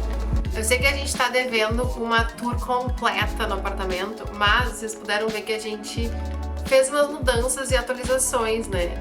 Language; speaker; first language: Portuguese; native; Portuguese